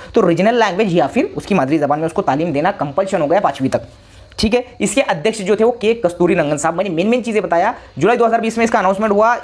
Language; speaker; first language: Hindi; non-native, local second language; Urdu